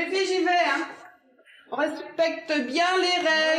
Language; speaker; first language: French; native; French